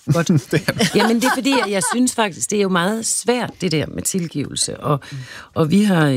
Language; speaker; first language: Danish; native; Danish